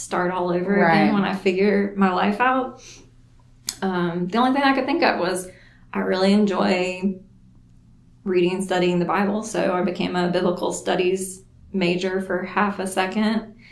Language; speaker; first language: English; native; English